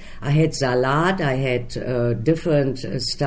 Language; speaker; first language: English; non-native, fluent; German